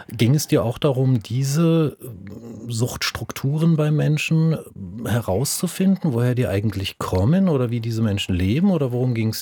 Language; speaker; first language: German; native; German